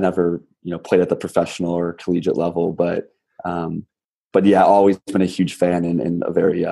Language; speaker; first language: English; native; English